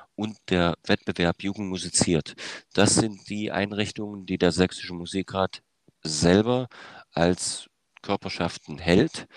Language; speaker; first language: German; native; German